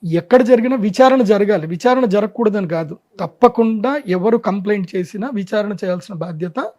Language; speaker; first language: Telugu; non-native, local second language; Marwari